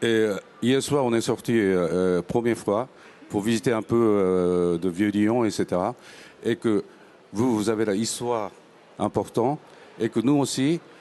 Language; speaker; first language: French; non-native, fluent; Japanese